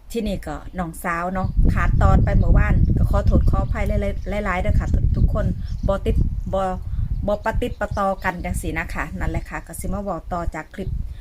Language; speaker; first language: Thai; native; Thai